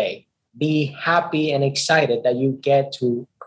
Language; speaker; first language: English; non-native, fluent; Spanish